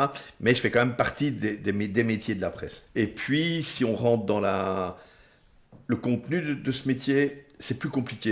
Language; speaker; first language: French; native; French